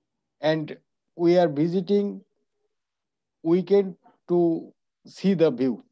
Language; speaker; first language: English; non-native, learner; Bangla